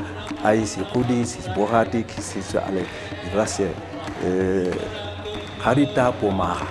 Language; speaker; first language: Czech; non-native, learner; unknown